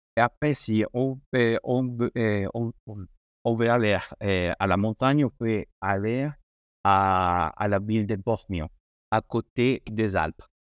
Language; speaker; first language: French; non-native, learner; Spanish